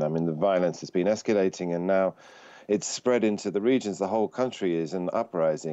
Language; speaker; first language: English; native; English